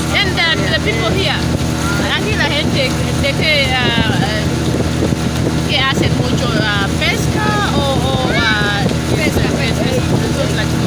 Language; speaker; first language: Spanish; non-native, learner; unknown